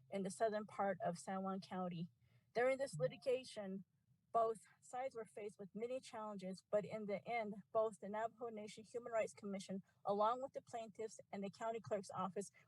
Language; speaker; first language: English; native; English